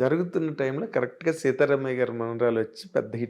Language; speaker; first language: Telugu; native; Telugu